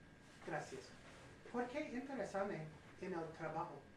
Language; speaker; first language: Spanish; non-native, learner; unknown